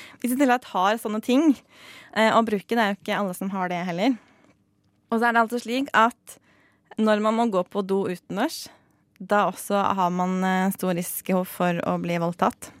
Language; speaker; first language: Norwegian; native; Norwegian